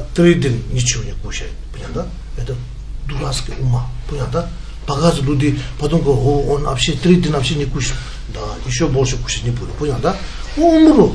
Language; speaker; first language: Russian; non-native, learner; Tibetan